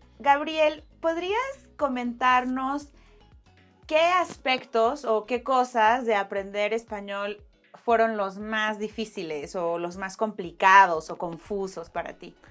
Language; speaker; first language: Spanish; native; Spanish